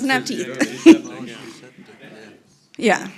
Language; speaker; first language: English; native; English